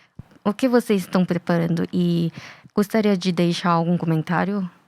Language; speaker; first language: Portuguese; non-native, learner; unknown